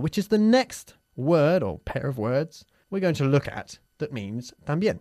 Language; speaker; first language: English; native; English